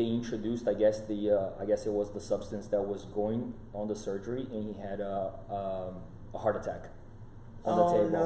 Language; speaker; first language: English; non-native, fluent; Portuguese